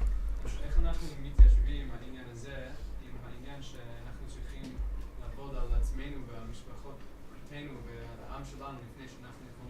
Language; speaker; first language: Hebrew; non-native, learner; English